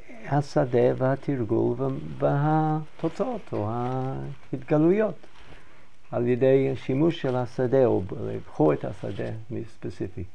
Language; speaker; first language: Hebrew; non-native, learner; English